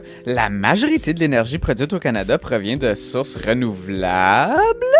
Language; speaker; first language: French; native; French